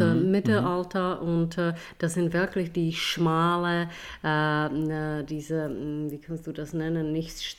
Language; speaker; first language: German; non-native, fluent; Czech